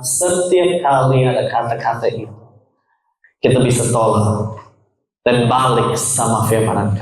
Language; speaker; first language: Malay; non-native, learner; English